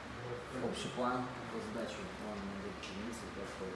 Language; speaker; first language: Russian; native; Russian